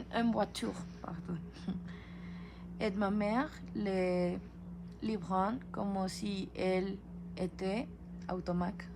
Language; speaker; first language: French; non-native, learner; Spanish